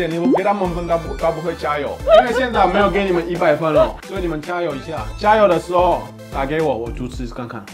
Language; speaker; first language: Chinese; non-native, fluent; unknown